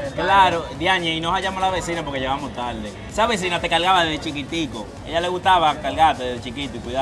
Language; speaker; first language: Spanish; native; Spanish